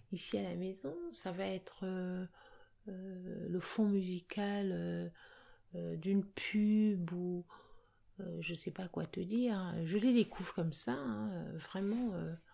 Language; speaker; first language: French; native; French